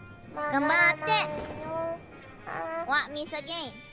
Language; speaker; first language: Japanese; non-native, learner; Indonesian